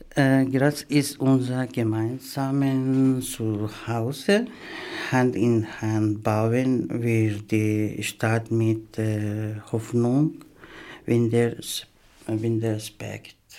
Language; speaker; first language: German; non-native, learner; Persian